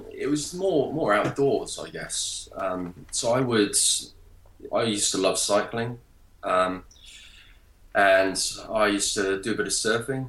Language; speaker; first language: English; native; English